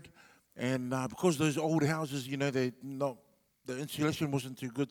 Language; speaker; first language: English; non-native, local second language; Samoan